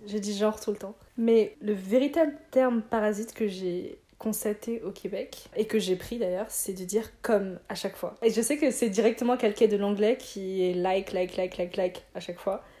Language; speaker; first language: French; native; French